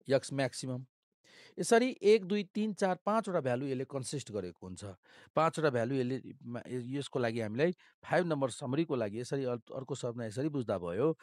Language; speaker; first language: Nepali; non-native, local second language; Maithili